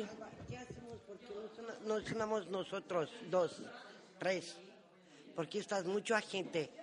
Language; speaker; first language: Spanish; non-native, learner; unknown